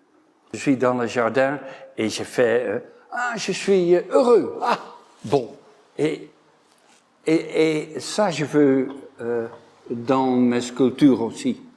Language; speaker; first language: French; non-native, fluent; Dutch